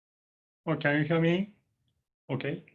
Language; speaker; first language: English; non-native, learner; Japanese